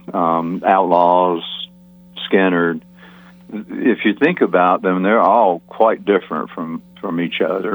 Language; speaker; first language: English; native; English